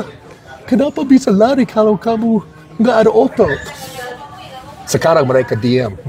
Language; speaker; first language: Indonesian; non-native, fluent; English